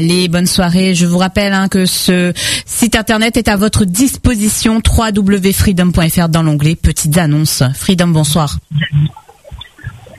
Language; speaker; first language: French; native; French